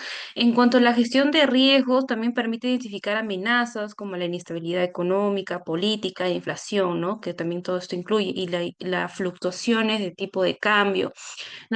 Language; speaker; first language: Spanish; native; Spanish